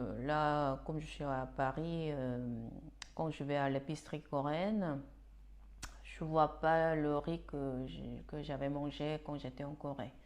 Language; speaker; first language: French; non-native, fluent; Korean